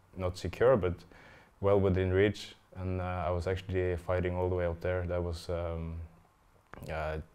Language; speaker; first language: English; non-native, fluent; Norwegian